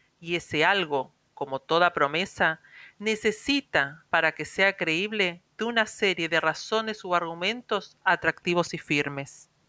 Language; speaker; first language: Spanish; native; Spanish